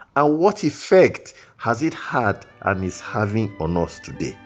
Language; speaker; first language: English; non-native, local second language; Yoruba